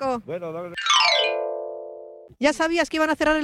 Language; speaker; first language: Spanish; native; Spanish